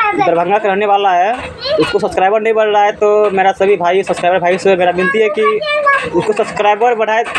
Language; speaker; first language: Hindi; non-native, local second language; Maithili